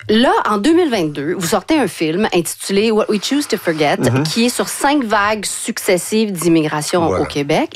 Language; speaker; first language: French; native; French